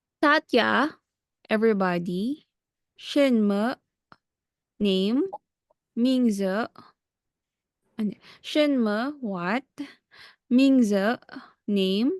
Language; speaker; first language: English; non-native, learner; Filipino